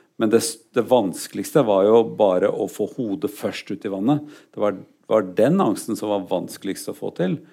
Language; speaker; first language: Norwegian; native; Norwegian